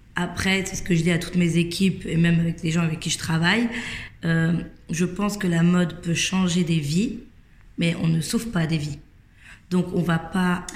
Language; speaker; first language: French; native; French